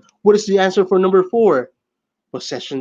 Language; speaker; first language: English; non-native, local second language; Filipino